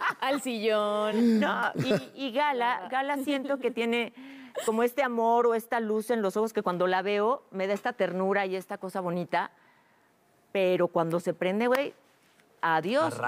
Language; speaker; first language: Spanish; native; Spanish